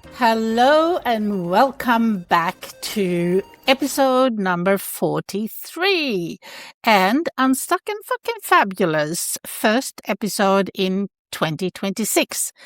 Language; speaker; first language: English; non-native, fluent; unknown